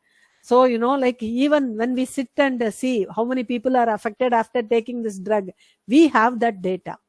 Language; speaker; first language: English; non-native, local second language; Tamil